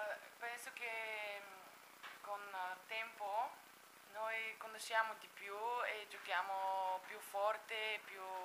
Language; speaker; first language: Italian; non-native, learner; Bulgarian